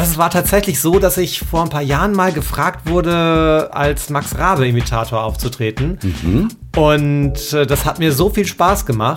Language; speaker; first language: German; native; German